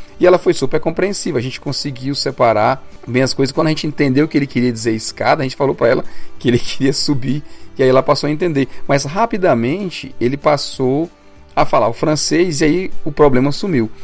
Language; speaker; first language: Portuguese; native; Portuguese